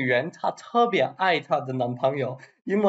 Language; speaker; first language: Chinese; non-native, learner; English